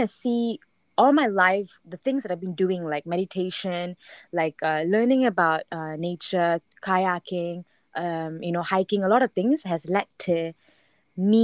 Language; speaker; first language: English; non-native, local second language; Tamil